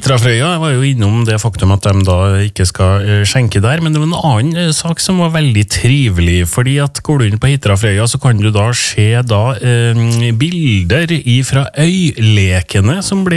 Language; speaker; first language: Norwegian; native; Norwegian